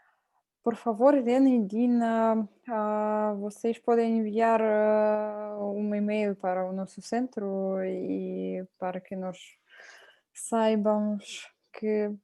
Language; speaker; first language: Portuguese; non-native, fluent; Russian